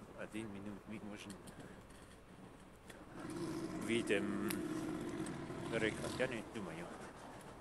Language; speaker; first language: Russian; non-native, learner; English